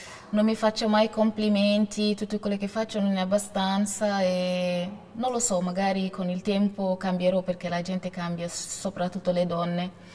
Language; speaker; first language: Italian; non-native, fluent; Wolof